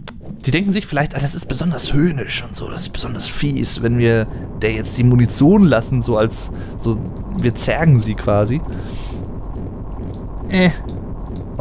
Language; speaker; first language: German; native; German